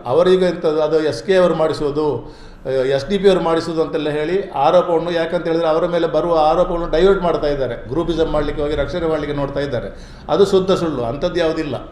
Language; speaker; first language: Kannada; non-native, local second language; Badaga